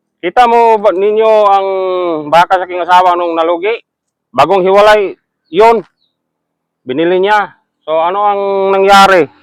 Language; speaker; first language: Filipino; non-native, local second language; Cebuano